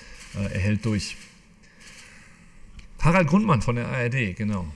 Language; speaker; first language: German; native; German